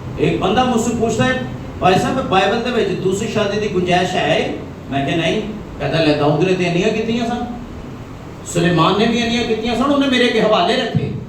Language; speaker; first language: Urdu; non-native, local second language; Punjabi